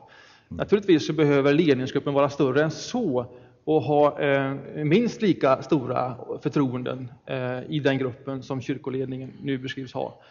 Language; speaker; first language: Swedish; native; Swedish